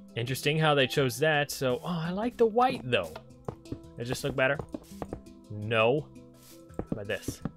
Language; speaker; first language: English; native; English